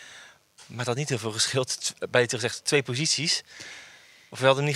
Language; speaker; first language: Dutch; native; Dutch